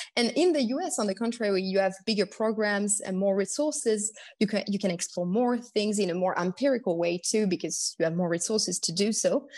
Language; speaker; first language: English; non-native, fluent; French